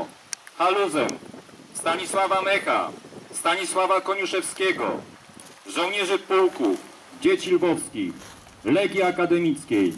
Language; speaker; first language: Polish; native; Polish